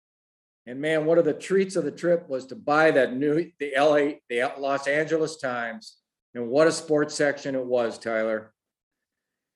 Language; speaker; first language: English; native; English